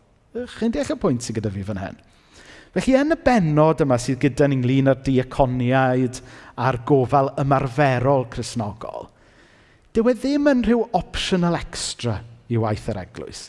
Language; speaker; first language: Welsh; native; Welsh